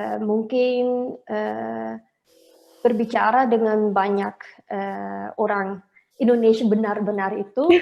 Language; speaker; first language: Indonesian; non-native, learner; Dutch